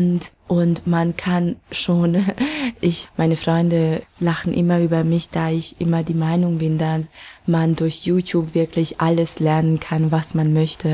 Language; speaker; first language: German; non-native, fluent; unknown